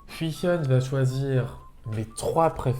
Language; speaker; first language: French; native; French